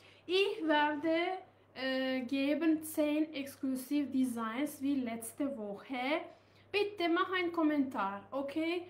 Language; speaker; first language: German; non-native, learner; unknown